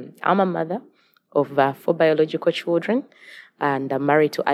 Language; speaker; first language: English; non-native, local second language; Ganda